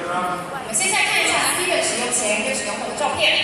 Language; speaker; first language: Chinese; native; Chinese